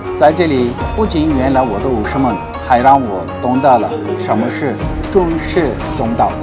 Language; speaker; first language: Chinese; non-native, fluent; Turkish